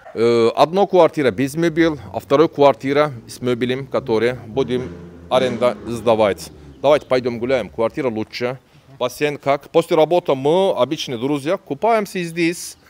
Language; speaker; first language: Russian; non-native, learner; Turkish